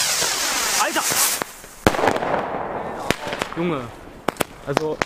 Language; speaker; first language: German; native; German